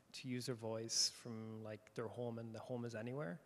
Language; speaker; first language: English; native; English